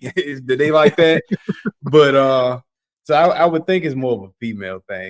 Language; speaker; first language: English; native; English